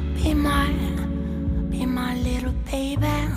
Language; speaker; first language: French; native; French